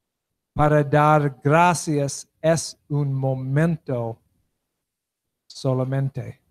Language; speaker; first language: Spanish; non-native, learner; English